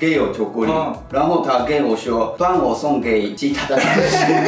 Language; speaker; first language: Chinese; non-native, learner; Japanese